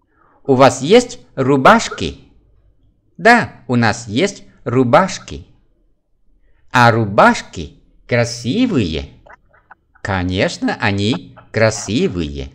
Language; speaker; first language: Russian; non-native, fluent; Vietnamese